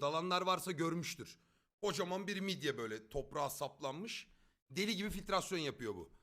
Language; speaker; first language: Turkish; native; Turkish